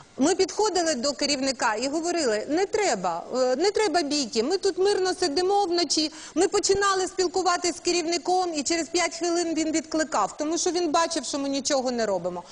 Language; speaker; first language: Ukrainian; native; Ukrainian